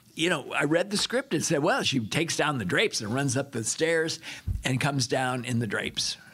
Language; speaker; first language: English; native; English